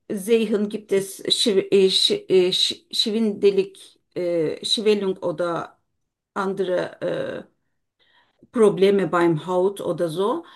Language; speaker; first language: German; non-native, learner; Turkish